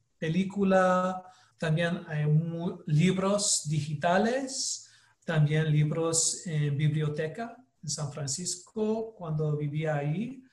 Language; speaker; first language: Spanish; non-native, learner; English